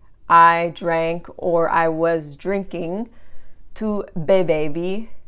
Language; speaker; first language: English; native; English